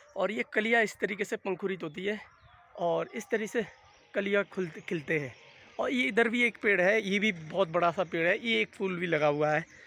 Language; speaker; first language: Hindi; non-native, local second language; Bangla